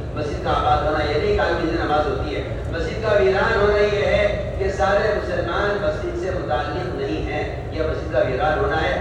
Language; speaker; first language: Urdu; native; Urdu